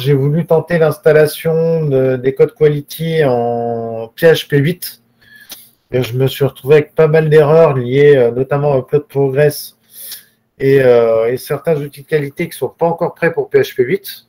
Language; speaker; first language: French; native; French